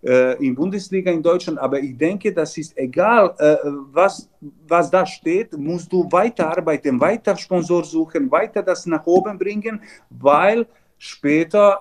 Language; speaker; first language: German; non-native, learner; Serbian